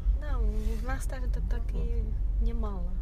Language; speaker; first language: Russian; non-native, learner; Chinese